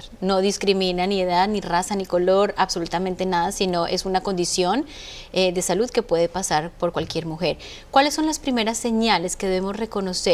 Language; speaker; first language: Spanish; native; Spanish